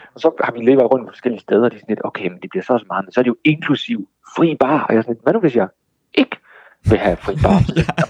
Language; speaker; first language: Danish; native; Danish